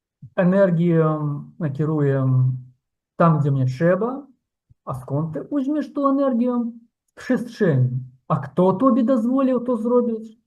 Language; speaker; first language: Polish; non-native, fluent; Ukrainian